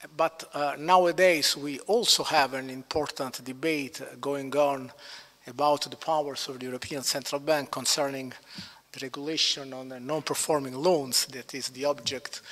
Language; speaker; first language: English; non-native, fluent; Italian